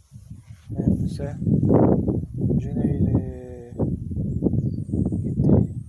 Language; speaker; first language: French; non-native, learner; Portuguese